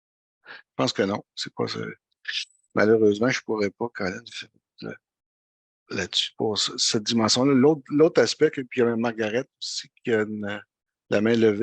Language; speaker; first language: French; native; French